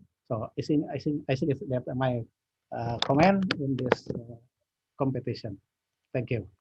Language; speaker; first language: English; non-native, learner; Indonesian